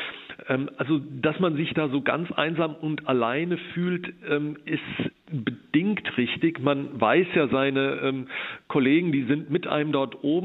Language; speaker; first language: German; native; German